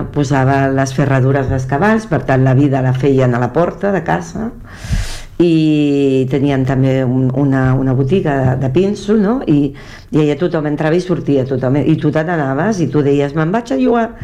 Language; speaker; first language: Catalan; non-native, local second language; Spanish